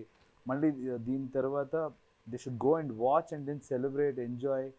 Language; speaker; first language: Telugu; non-native, fluent; Kannada